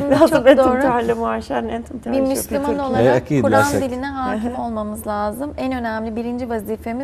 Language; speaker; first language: Turkish; native; Turkish